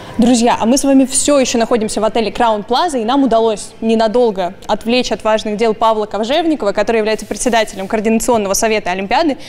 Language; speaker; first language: Russian; native; Russian